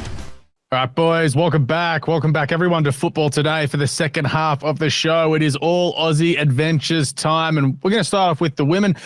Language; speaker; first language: English; native; English